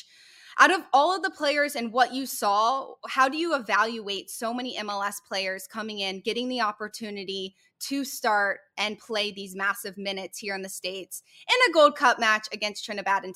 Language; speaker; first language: English; native; English